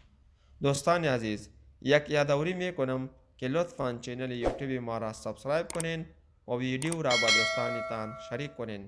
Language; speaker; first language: Persian; non-native, local second language; Pashto